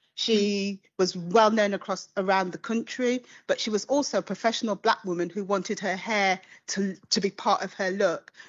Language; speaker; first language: English; native; English